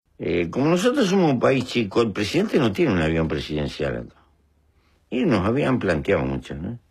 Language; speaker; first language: Spanish; native; Spanish